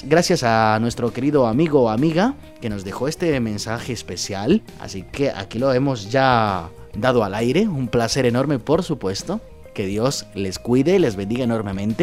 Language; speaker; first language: Spanish; native; Spanish